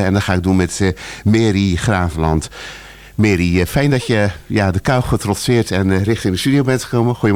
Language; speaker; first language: Dutch; native; Dutch